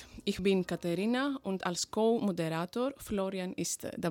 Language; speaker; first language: German; non-native, fluent; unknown